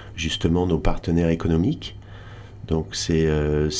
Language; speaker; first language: French; native; French